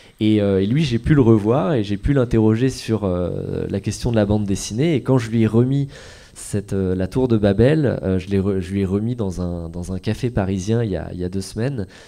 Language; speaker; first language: French; native; French